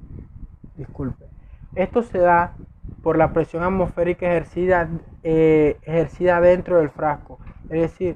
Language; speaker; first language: Spanish; native; Spanish